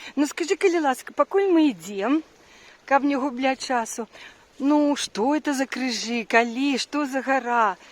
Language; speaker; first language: Belarusian; non-native, local second language; Russian